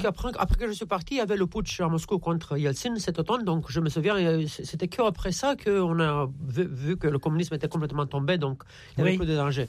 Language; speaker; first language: French; non-native, fluent; Romanian